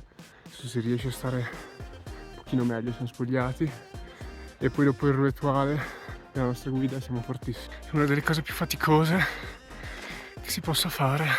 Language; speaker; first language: Italian; native; Italian